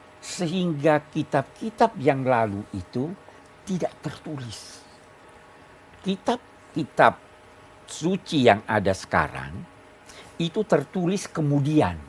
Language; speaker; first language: Indonesian; non-native, local second language; Buginese